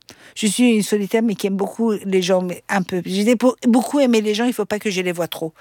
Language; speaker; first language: French; non-native, fluent; Persian